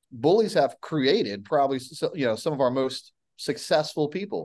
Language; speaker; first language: English; native; English